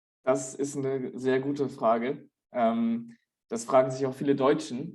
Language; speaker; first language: German; native; German